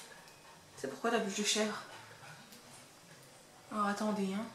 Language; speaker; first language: French; native; French